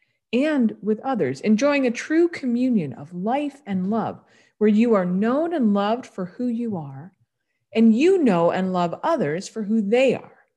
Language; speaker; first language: English; native; English